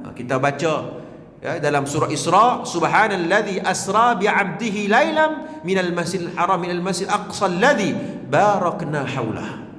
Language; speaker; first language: Malay; native; Malay